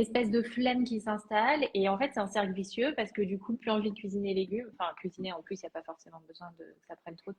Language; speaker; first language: French; native; French